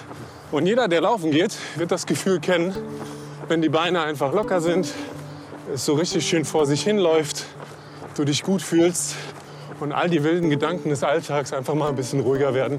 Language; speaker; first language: German; native; German